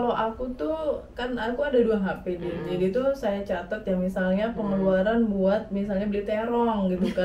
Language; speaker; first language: Indonesian; native; Indonesian